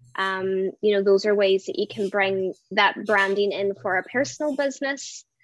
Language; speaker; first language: English; native; English